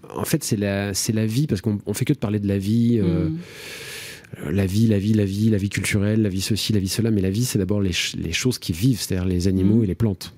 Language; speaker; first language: French; native; French